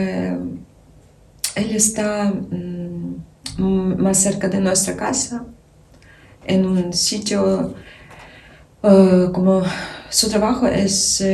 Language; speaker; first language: Spanish; non-native, fluent; Ukrainian